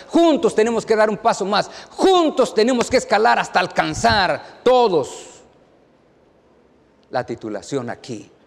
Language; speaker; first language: Spanish; native; Spanish